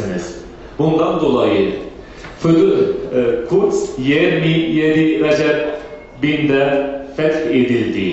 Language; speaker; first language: Turkish; non-native, fluent; Arabic